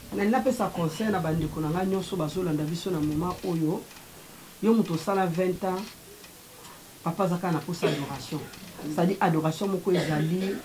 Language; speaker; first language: Lingala; native; Lingala